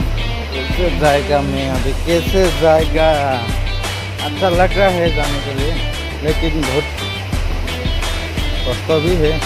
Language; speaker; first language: Hindi; non-native, local second language; Assamese